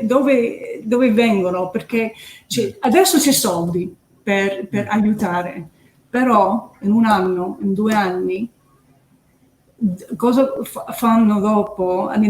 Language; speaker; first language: Italian; early bilingual, heritage; English